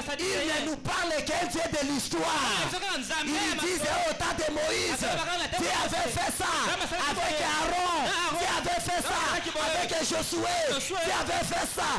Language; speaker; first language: French; non-native, local second language; Lingala